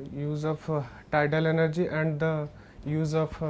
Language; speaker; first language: English; non-native, local second language; Odia